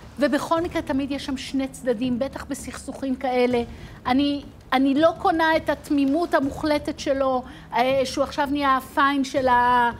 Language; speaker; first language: Hebrew; native; Hebrew